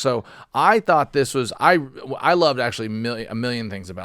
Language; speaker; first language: English; native; English